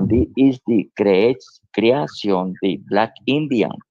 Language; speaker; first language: English; non-native, learner; Spanish